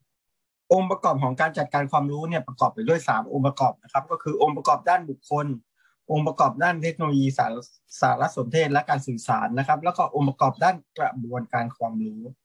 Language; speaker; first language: Thai; native; Thai